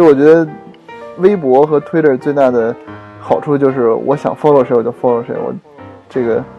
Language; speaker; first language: Chinese; native; Chinese